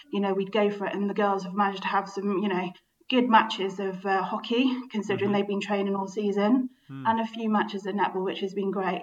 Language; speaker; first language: English; native; English